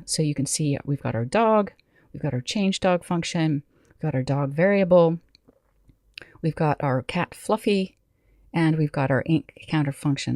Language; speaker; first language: English; native; English